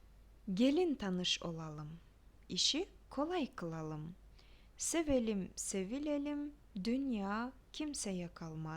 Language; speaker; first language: Turkish; non-native, fluent; Kyrgyz